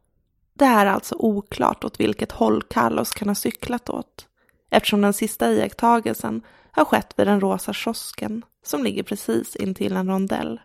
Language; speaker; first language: Swedish; native; Swedish